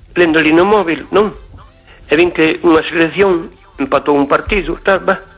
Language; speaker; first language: Galician; native; Galician